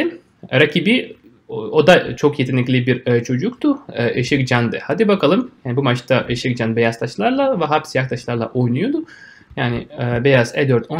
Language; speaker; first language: Turkish; non-native, fluent; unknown